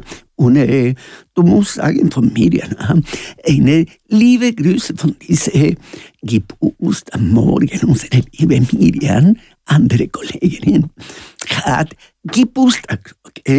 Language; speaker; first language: German; non-native, learner; Spanish